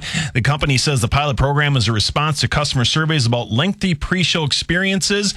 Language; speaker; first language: English; native; English